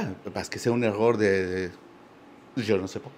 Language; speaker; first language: French; non-native, learner; Spanish